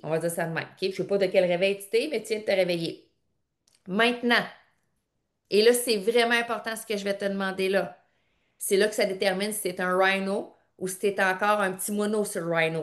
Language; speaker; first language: French; native; French